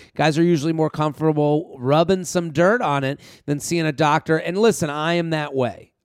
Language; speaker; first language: English; native; English